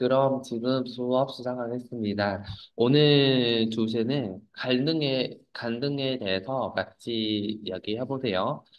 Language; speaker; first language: Korean; non-native, fluent; Vietnamese